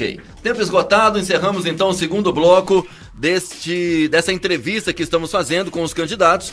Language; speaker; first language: Portuguese; native; Portuguese